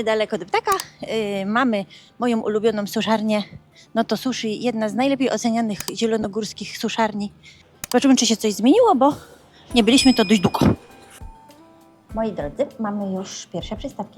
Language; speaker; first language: Polish; native; Polish